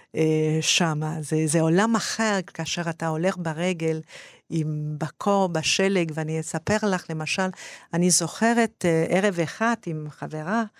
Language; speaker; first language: Hebrew; non-native, fluent; English